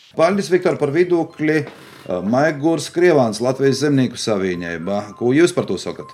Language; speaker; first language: Latvian; native; Latvian